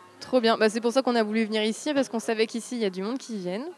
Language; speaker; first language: French; native; French